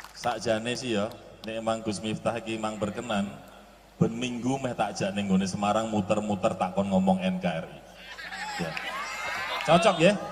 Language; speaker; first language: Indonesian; non-native, local second language; Javanese